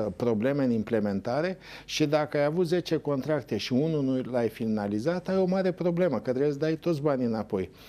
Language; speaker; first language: Romanian; native; Romanian